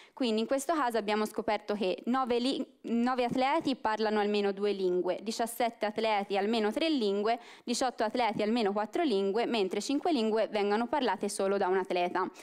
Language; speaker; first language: Italian; native; Italian